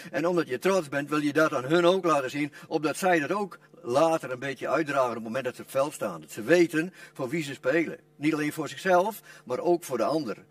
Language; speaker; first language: Dutch; non-native, local second language; Western Frisian